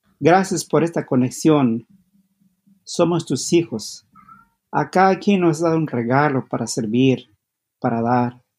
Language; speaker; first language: Spanish; non-native, local second language; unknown